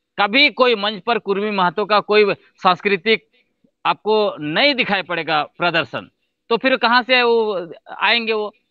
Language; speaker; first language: Hindi; non-native, local second language; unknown